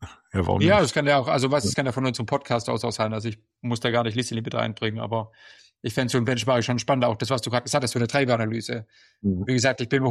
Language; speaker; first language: German; native; German